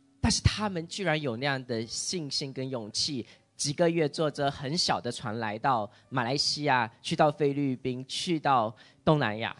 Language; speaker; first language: Chinese; native; Chinese